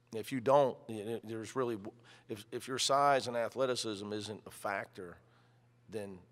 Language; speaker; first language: English; native; English